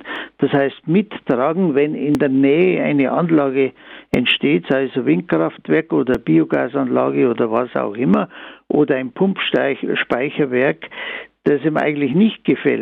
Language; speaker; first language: German; native; German